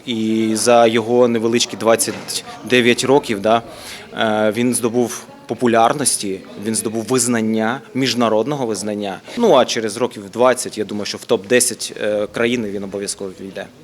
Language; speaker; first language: Ukrainian; native; Ukrainian